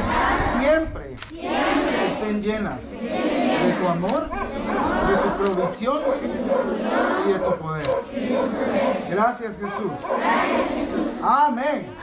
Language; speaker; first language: Spanish; native; Spanish